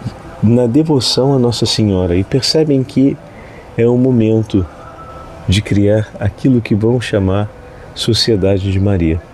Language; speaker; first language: Portuguese; native; Portuguese